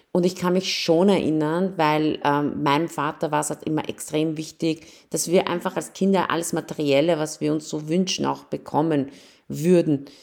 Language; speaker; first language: German; early bilingual, other home language; Persian